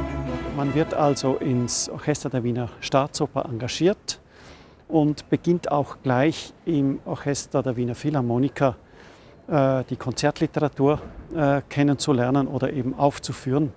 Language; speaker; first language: German; native; German